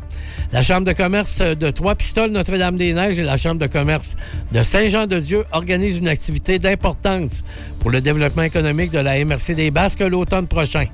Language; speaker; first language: French; native; French